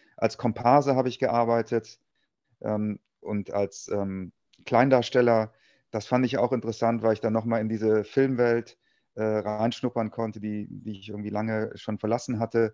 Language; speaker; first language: German; native; German